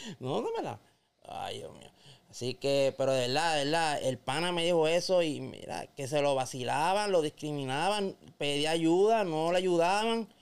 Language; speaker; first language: Spanish; native; Spanish